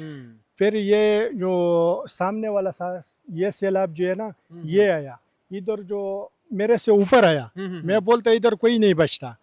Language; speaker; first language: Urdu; non-native, local second language; Pashto